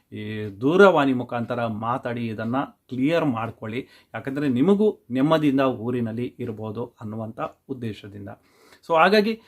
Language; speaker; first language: Kannada; non-native, local second language; Tulu